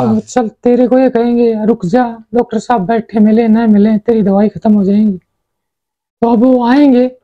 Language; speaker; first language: Hindi; native; Hindi